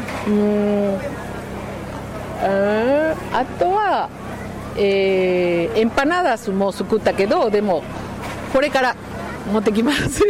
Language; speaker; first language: Japanese; non-native, learner; Spanish